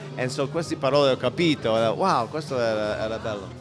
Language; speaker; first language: Italian; non-native, learner; English